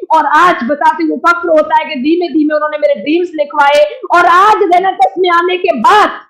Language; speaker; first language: Hindi; native; Hindi